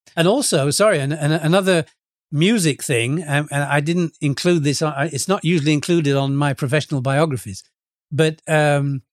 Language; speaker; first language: English; native; English